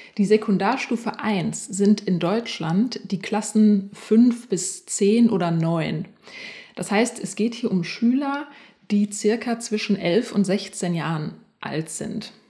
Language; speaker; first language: German; native; German